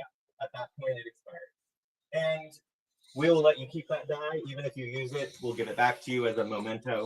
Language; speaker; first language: English; native; English